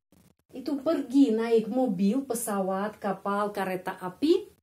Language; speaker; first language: Indonesian; non-native, fluent; Russian